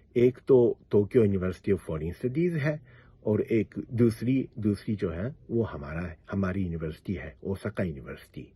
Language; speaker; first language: Urdu; non-native, fluent; Japanese